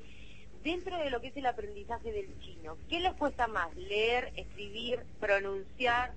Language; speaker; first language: Spanish; non-native, fluent; Chinese